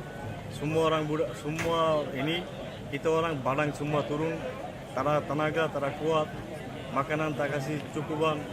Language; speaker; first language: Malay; non-native, learner; Bangla